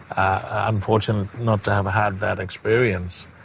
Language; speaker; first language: English; native; English